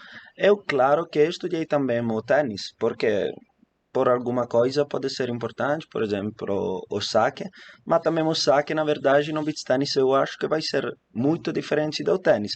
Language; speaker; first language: Portuguese; non-native, fluent; Italian